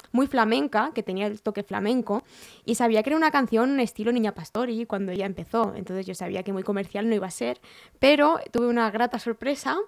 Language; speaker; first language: Spanish; native; Spanish